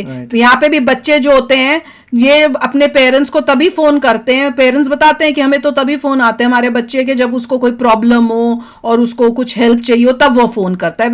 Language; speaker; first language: Hindi; native; Hindi